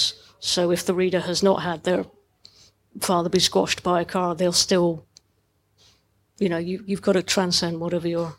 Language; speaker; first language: English; native; English